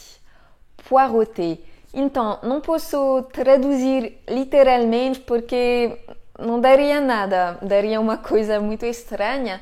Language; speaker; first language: Portuguese; non-native, fluent; French